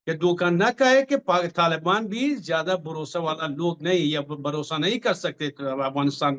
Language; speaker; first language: Hindi; non-native, fluent; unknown